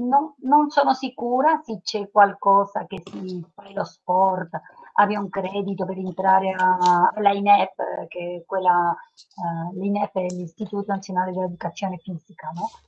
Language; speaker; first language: Italian; non-native, learner; Spanish